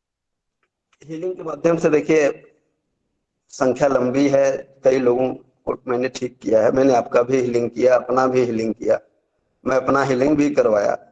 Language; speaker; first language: Hindi; native; Hindi